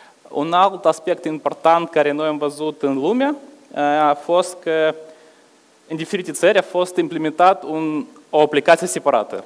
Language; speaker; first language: Romanian; non-native, local second language; Russian